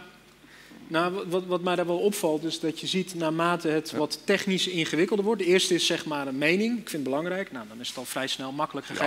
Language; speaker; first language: Dutch; native; Dutch